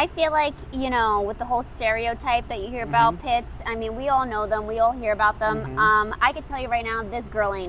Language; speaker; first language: English; native; English